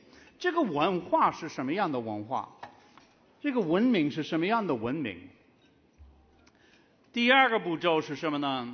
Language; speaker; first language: Chinese; non-native, fluent; English